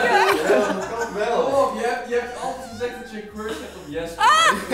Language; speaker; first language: Dutch; native; Dutch